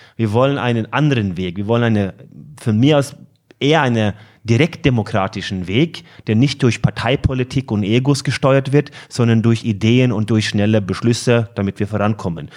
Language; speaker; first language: German; non-native, fluent; Norwegian